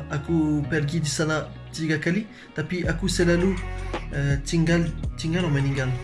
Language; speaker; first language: Indonesian; non-native, learner; French